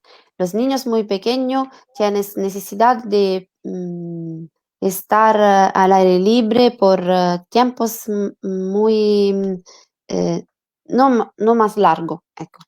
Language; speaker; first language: Spanish; non-native, learner; Italian